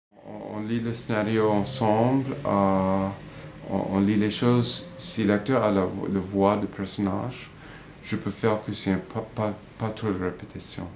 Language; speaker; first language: French; non-native, fluent; English